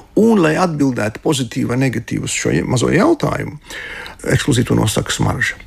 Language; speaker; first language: Latvian; non-native, local second language; Russian